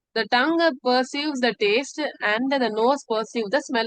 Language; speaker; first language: English; non-native, local second language; Tamil